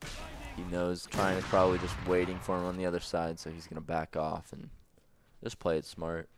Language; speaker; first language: English; native; English